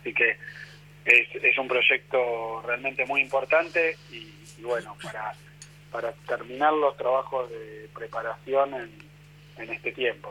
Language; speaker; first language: Spanish; native; Spanish